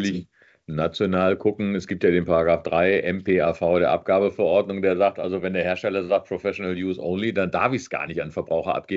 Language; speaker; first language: German; native; German